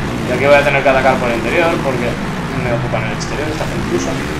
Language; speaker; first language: Spanish; native; Spanish